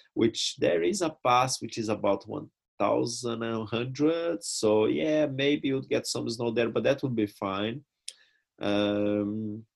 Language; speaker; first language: English; non-native, fluent; Portuguese